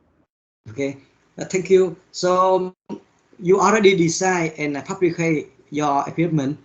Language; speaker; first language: English; non-native, learner; Vietnamese